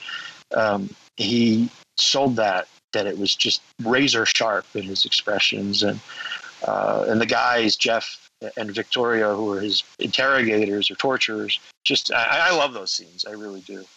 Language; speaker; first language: English; native; English